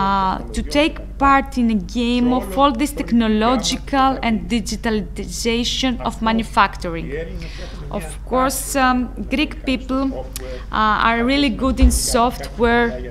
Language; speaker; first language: English; non-native, fluent; Greek